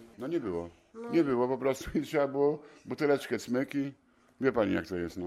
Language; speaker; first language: Polish; native; Polish